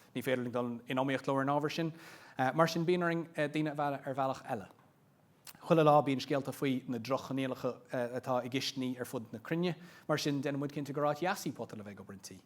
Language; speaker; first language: Irish; non-native, local second language; English